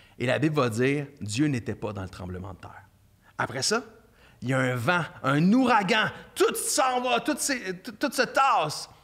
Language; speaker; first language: French; native; French